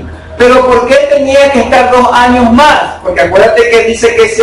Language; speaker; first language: Spanish; native; Spanish